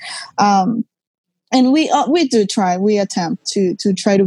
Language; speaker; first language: English; native; English